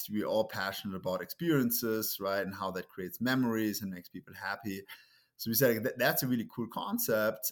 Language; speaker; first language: English; non-native, fluent; German